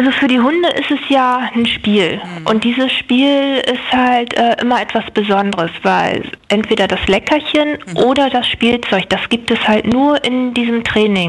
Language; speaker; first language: German; native; German